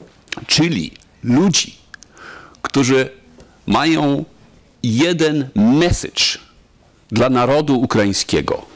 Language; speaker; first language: Polish; non-native, fluent; German